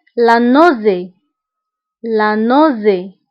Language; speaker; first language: French; non-native, local second language; Arabic